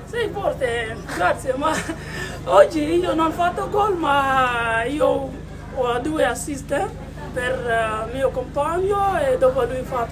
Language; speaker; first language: Italian; non-native, learner; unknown